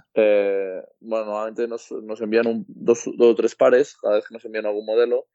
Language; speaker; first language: Spanish; native; Spanish